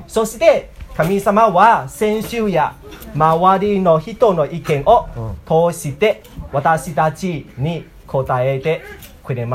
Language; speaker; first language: Japanese; non-native, learner; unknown